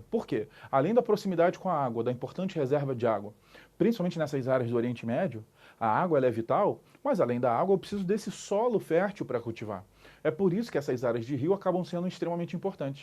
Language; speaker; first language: Portuguese; native; Portuguese